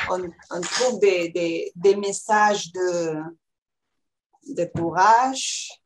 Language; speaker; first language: French; non-native, fluent; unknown